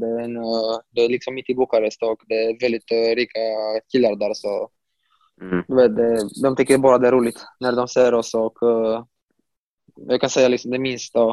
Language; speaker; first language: Swedish; non-native, fluent; Romanian